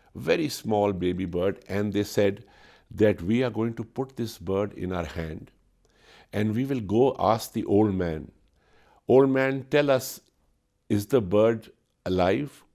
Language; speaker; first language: English; non-native, local second language; Urdu